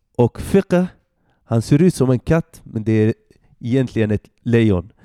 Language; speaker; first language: Swedish; early bilingual, other home language; Arabic